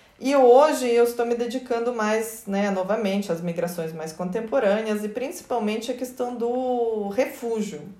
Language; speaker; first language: Portuguese; non-native, fluent; Russian